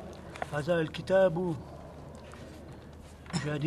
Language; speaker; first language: Arabic; non-native, learner; French